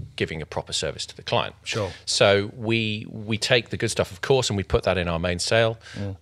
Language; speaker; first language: English; native; English